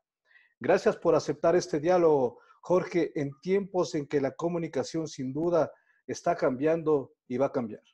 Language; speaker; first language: Spanish; native; Spanish